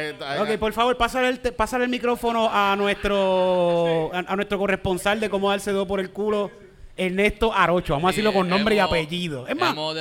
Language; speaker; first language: Spanish; native; Spanish